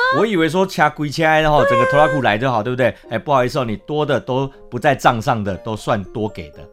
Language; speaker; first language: Chinese; native; Chinese